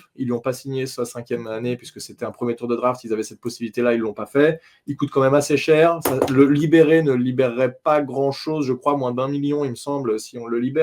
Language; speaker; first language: French; native; French